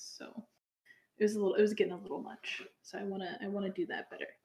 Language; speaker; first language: English; native; English